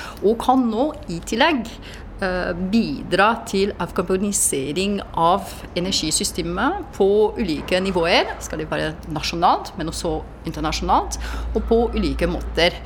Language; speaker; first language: Norwegian; non-native, fluent; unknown